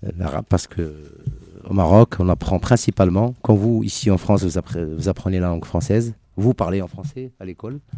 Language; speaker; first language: French; non-native, local second language; Arabic